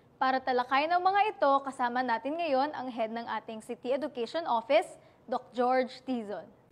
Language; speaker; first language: Filipino; native; Filipino